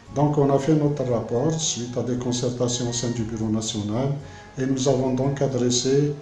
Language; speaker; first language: French; non-native, local second language; Arabic